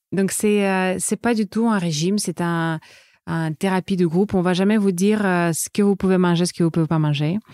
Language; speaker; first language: French; non-native, fluent; Russian